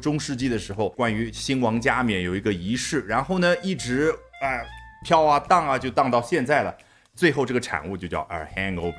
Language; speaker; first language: Chinese; native; Chinese